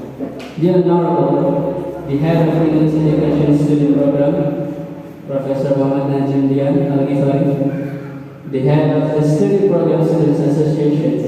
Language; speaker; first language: English; non-native, learner; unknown